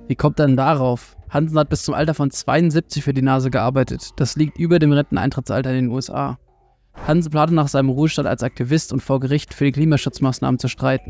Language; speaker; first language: German; native; German